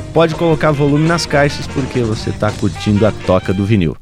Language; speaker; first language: Portuguese; native; Portuguese